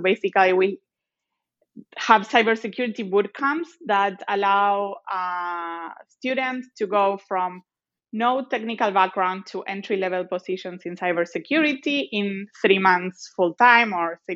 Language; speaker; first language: English; non-native, fluent; Spanish